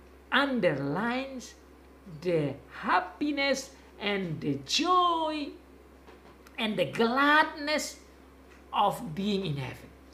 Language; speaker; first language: English; non-native, fluent; Indonesian